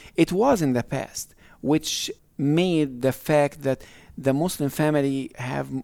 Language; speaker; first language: English; non-native, fluent; Arabic